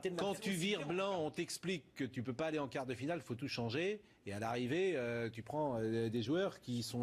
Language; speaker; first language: French; native; French